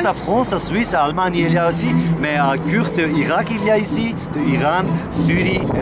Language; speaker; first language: French; non-native, learner; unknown